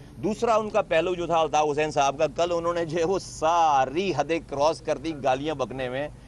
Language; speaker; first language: Urdu; native; Urdu